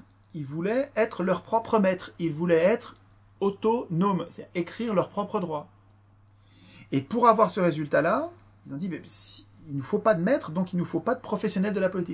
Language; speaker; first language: French; native; French